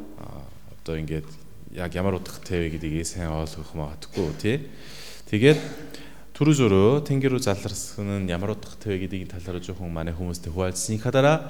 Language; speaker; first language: Mongolian; non-native, fluent; Korean